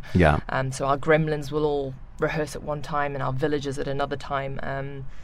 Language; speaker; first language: English; native; English